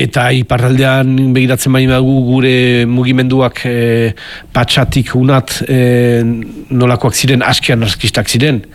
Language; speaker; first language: Basque; native; Basque